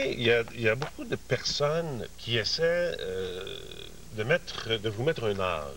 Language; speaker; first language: French; native; French